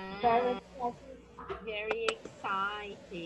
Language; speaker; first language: English; non-native, learner; Portuguese